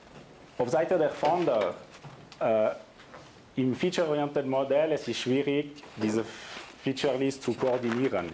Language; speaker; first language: German; non-native, local second language; French